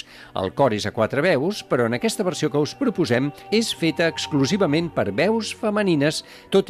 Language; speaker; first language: Catalan; native; Catalan